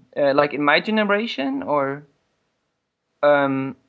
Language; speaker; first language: English; non-native, fluent; German